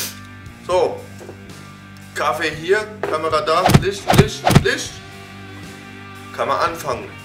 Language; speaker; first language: German; non-native, fluent; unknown